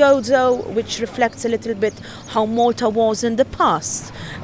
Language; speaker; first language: English; non-native, fluent; Maltese